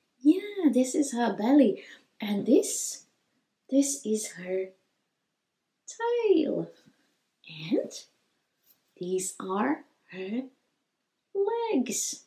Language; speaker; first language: English; non-native, fluent; Czech